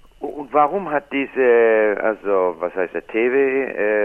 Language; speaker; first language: German; non-native, learner; English